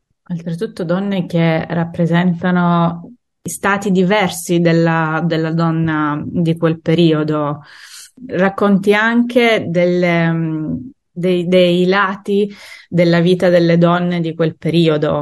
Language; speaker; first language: Italian; native; Italian